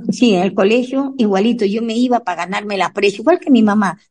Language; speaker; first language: Spanish; native; Spanish